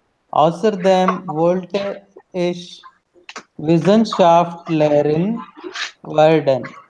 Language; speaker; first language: German; non-native, learner; Hindi